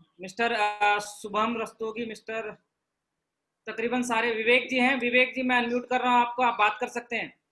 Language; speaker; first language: Hindi; native; Hindi